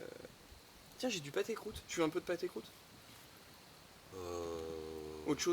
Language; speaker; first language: French; native; French